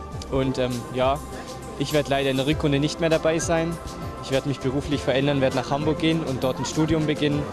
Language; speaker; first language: German; native; German